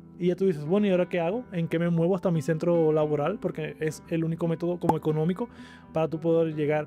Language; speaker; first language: Spanish; native; Spanish